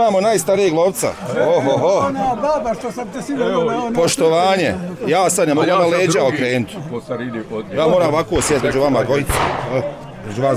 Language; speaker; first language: Croatian; native; Croatian